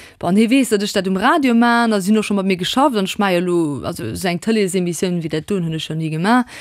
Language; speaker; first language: Luxembourgish; native; Luxembourgish